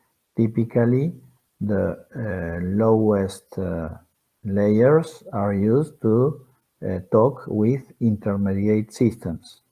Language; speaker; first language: English; non-native, fluent; Spanish